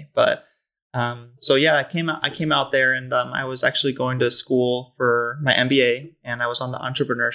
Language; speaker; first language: English; native; English